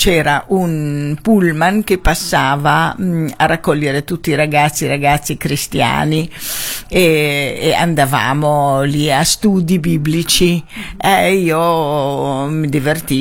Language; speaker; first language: Italian; non-native, fluent; Arabic